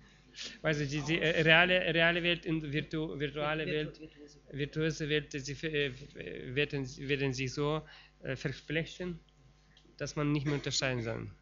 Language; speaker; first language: German; non-native, learner; Russian